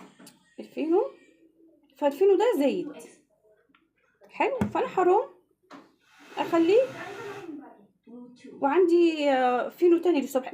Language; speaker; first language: Arabic; native; Arabic